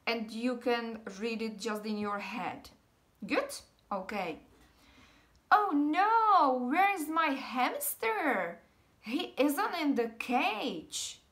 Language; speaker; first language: English; non-native, fluent; Czech